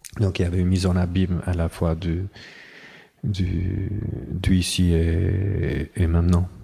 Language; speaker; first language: French; non-native, fluent; Albanian